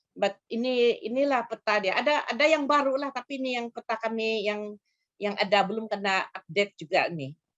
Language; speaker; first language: Malay; non-native, local second language; Central Dusun